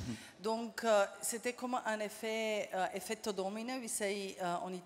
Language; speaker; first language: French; non-native, fluent; Slovenian